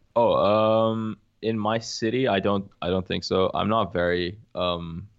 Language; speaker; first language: English; early bilingual, other home language; Arabic